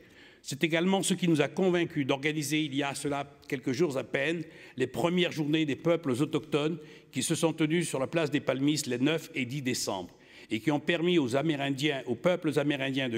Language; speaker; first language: French; native; French